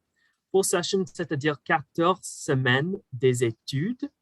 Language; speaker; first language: French; non-native, fluent; English